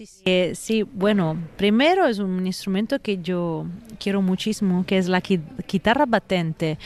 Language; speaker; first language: Spanish; non-native, fluent; Italian